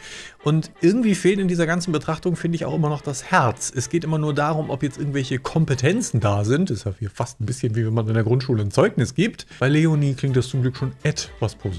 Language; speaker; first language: German; native; German